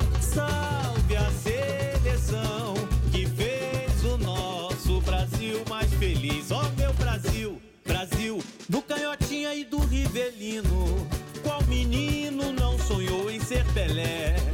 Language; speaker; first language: Portuguese; native; Portuguese